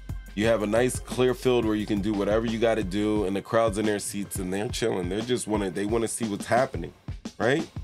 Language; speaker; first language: English; native; English